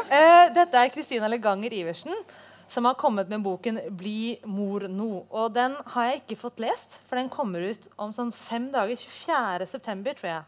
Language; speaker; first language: Norwegian; native; Norwegian